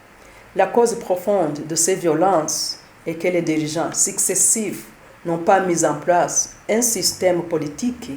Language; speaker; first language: French; non-native, local second language; Kinyarwanda